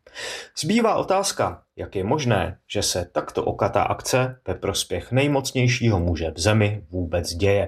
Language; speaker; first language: Czech; native; Czech